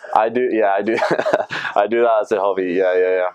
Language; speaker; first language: English; non-native, fluent; Spanish